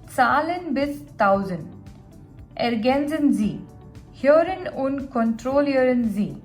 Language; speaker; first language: German; non-native, fluent; Gujarati